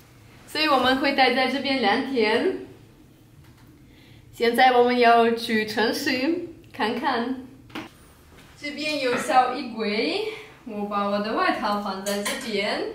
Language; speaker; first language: Chinese; non-native, fluent; Russian